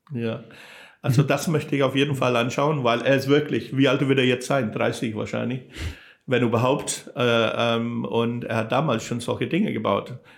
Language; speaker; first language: German; non-native, fluent; English